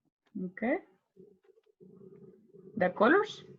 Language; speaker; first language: English; non-native, learner; Spanish